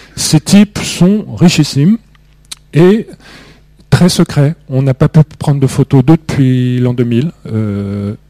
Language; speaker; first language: French; native; French